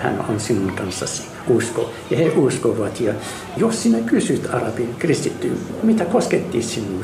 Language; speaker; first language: Finnish; non-native, fluent; Arabic